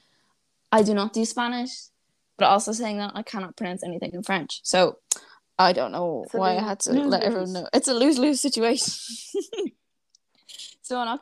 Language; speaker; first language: English; native; English